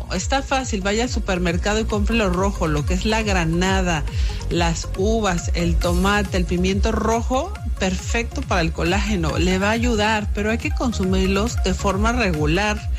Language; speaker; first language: Spanish; native; Spanish